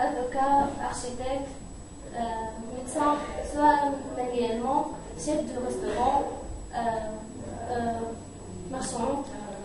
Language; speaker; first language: French; non-native, learner; Arabic